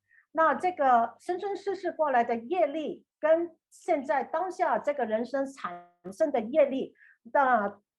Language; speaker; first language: Chinese; native; Chinese